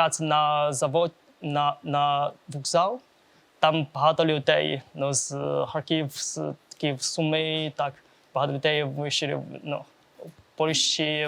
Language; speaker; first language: Ukrainian; non-native, learner; Chinese